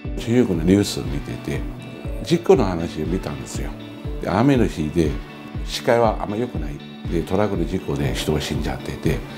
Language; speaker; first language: Japanese; non-native, fluent; Chinese